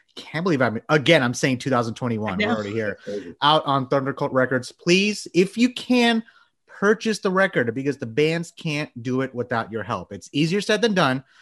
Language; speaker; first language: English; early bilingual, other home language; Bangla